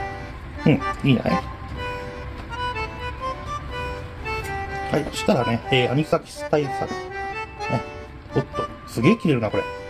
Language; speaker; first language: Japanese; native; Japanese